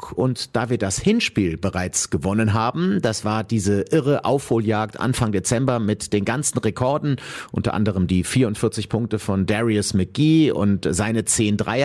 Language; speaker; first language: German; native; German